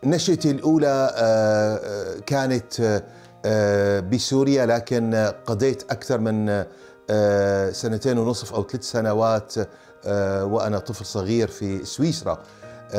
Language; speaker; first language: Arabic; native; Arabic